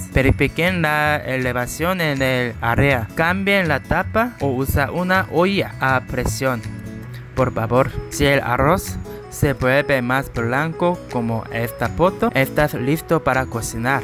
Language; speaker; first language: Spanish; non-native, learner; Korean